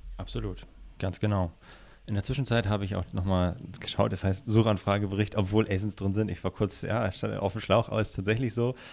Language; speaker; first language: German; native; German